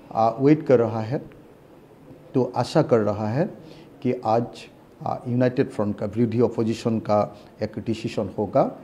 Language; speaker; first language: Hindi; non-native, local second language; Assamese